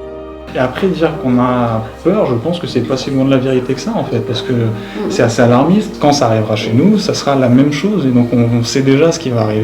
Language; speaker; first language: French; native; French